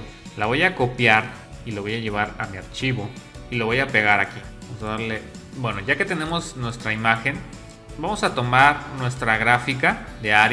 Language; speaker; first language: Spanish; native; Spanish